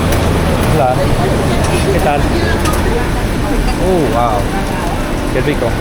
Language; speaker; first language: Spanish; non-native, learner; English